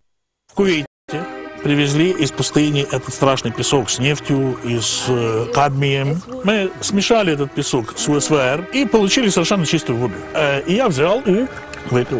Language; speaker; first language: Russian; native; Russian